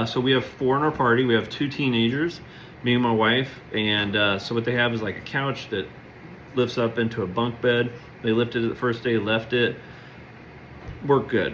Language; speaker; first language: English; native; English